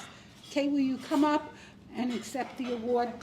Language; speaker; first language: English; native; English